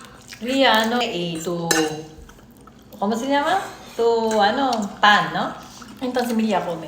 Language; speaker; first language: Spanish; non-native, learner; Filipino